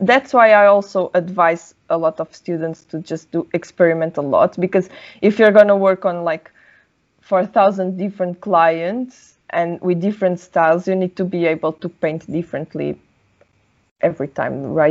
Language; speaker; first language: English; non-native, fluent; Portuguese